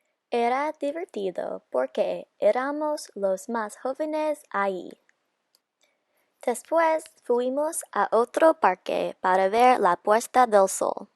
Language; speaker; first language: Spanish; non-native, learner; English